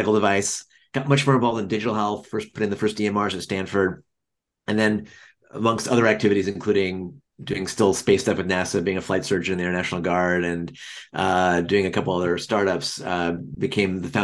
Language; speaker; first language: English; native; English